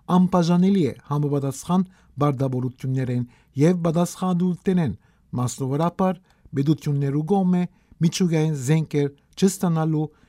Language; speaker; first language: Armenian; early bilingual, heritage; Armenian